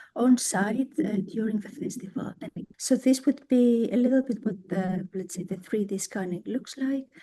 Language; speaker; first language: English; non-native, fluent; Greek